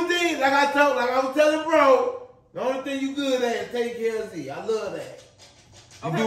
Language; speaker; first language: English; native; English